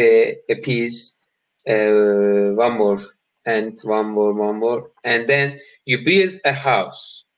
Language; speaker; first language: English; non-native, learner; Turkish